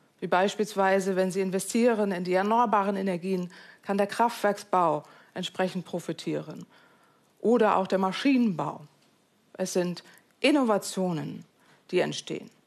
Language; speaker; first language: German; native; German